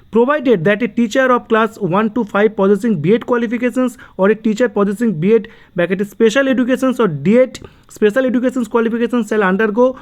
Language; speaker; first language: English; non-native, local second language; Bangla